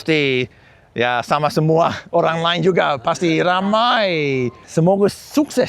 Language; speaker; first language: Indonesian; non-native, learner; English